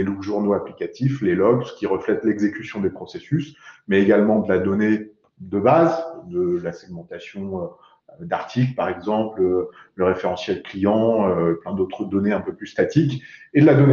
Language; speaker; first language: French; native; French